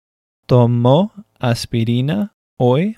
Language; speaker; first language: Spanish; non-native, fluent; English